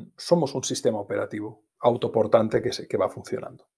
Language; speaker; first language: Spanish; native; Spanish